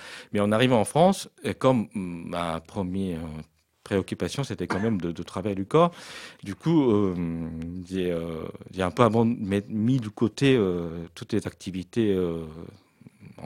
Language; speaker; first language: French; non-native, fluent; Japanese